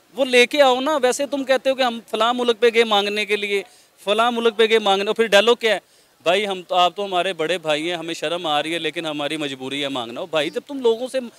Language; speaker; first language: Urdu; non-native, local second language; Punjabi